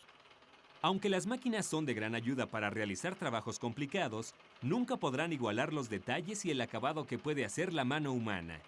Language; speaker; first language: Spanish; native; Spanish